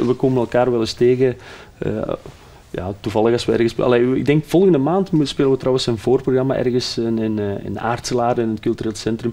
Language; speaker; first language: Dutch; native; Dutch